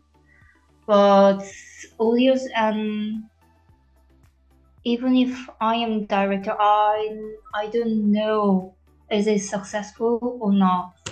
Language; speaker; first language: English; non-native, learner; Korean